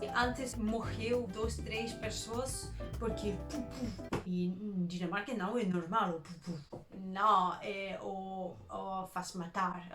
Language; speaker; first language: Portuguese; non-native, learner; Danish